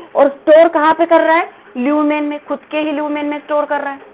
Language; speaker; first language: Hindi; non-native, local second language; Marathi